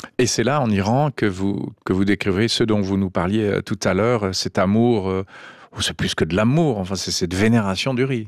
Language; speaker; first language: French; native; French